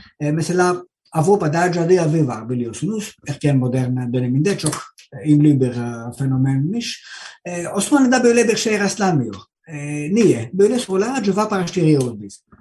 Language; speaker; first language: Turkish; non-native, learner; Greek